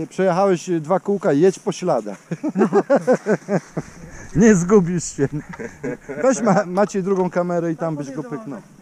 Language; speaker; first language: Polish; native; Polish